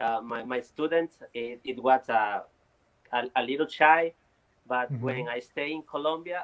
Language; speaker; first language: English; non-native, learner; Spanish